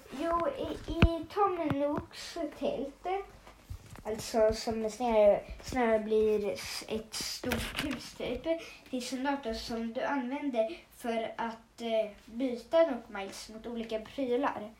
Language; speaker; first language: Swedish; native; Swedish